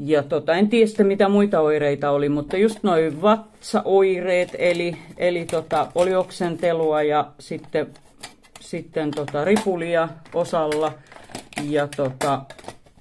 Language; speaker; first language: Finnish; native; Finnish